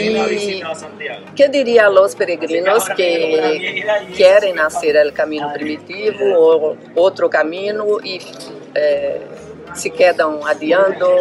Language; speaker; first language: Spanish; non-native, learner; Portuguese